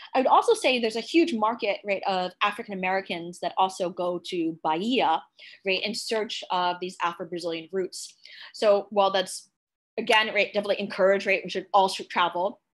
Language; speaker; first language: English; native; English